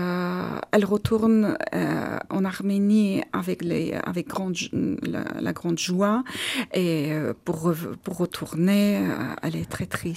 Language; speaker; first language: French; non-native, learner; Armenian